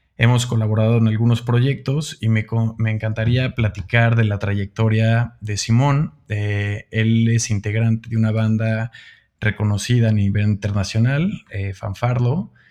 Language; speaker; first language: Spanish; native; Spanish